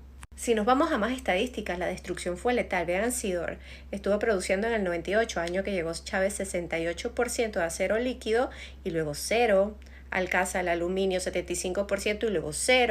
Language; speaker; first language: Spanish; native; Spanish